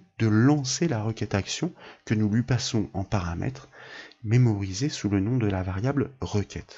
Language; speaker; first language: French; native; French